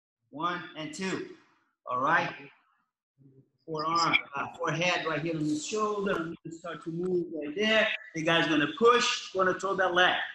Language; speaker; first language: English; non-native, fluent; Portuguese